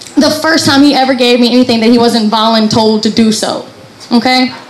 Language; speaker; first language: English; native; English